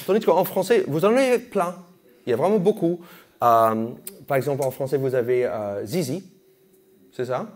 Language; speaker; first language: French; non-native, fluent; English